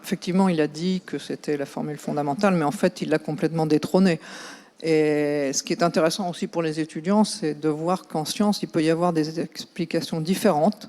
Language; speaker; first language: French; native; French